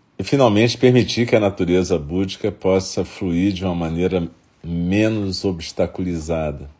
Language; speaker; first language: Portuguese; native; Portuguese